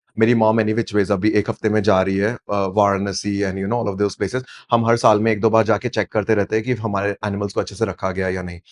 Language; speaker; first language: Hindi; native; Hindi